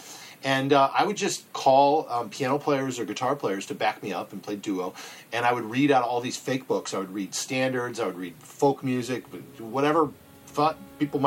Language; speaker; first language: English; native; English